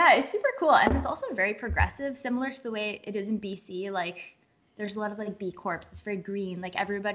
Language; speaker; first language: English; native; English